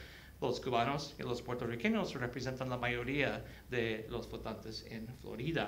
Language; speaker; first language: Spanish; early bilingual, heritage; Spanish